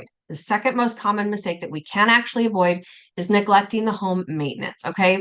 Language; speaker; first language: English; native; English